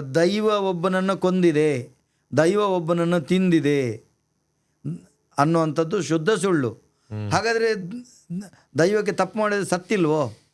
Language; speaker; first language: Kannada; non-native, local second language; Tulu